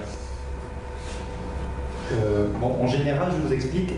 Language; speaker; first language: French; native; French